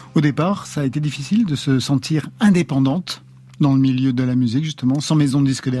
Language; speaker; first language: French; native; French